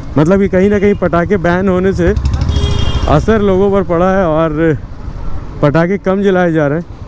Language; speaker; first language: Hindi; native; Hindi